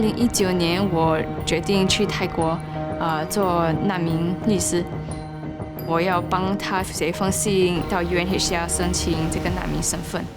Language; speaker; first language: Chinese; non-native, local second language; English